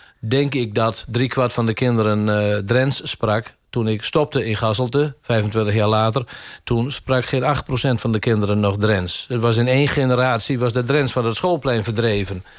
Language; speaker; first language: Dutch; native; Dutch